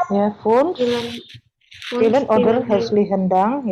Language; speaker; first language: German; non-native, fluent; Indonesian